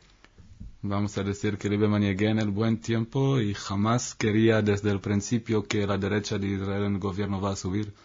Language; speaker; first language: Spanish; non-native, learner; Hebrew